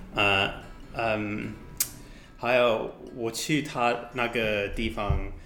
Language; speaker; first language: Chinese; non-native, learner; English